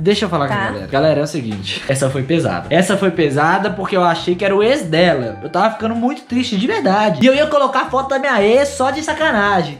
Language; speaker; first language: Portuguese; native; Portuguese